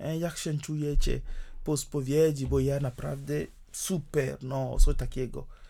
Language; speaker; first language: Polish; non-native, fluent; Ewe